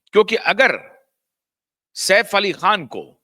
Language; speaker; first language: Hindi; native; Hindi